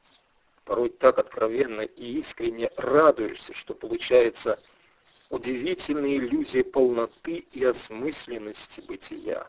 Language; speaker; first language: Russian; native; Russian